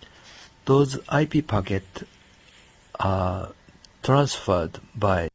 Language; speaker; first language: English; non-native, learner; Japanese